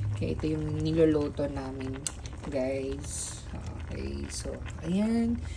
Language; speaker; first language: Filipino; non-native, local second language; Cebuano